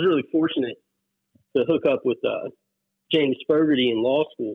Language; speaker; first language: English; native; English